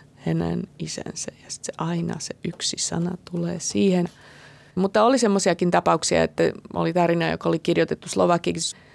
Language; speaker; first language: Finnish; non-native, fluent; Slovak